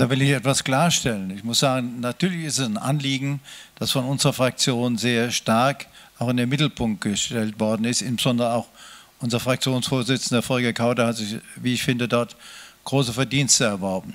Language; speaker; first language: German; native; German